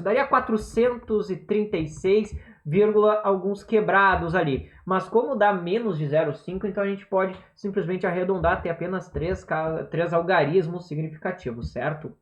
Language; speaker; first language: Portuguese; native; Portuguese